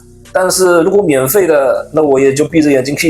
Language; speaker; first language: Chinese; native; Chinese